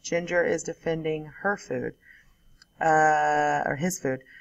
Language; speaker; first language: English; native; English